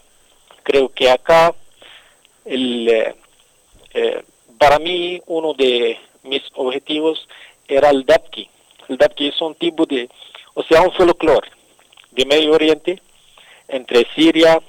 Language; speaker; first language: Spanish; non-native, fluent; Arabic